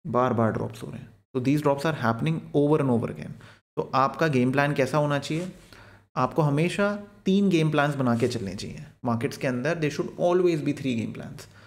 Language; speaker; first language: Hindi; native; Hindi